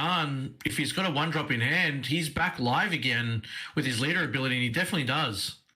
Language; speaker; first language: English; native; English